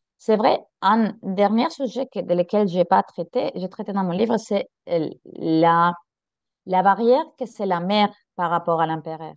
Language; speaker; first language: French; non-native, fluent; Spanish